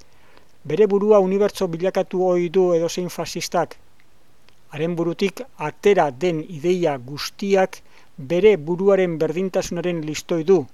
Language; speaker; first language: Basque; native; Basque